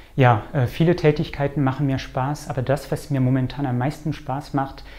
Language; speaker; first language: German; non-native, fluent; French